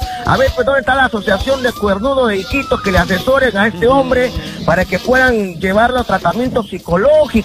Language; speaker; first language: Spanish; native; Spanish